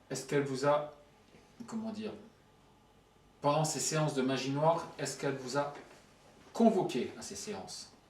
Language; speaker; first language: French; native; French